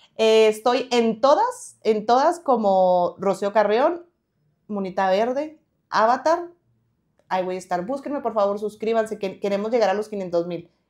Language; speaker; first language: Spanish; native; Spanish